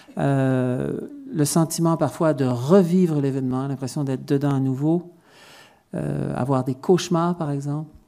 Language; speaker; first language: French; native; French